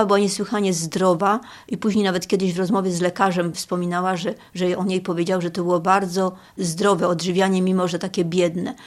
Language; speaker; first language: Polish; native; Polish